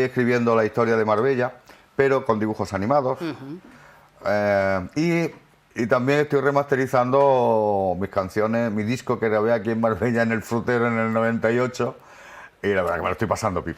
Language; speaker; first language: Spanish; native; Spanish